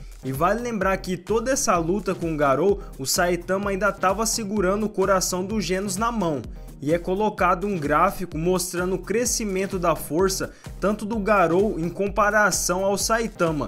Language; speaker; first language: Portuguese; native; Portuguese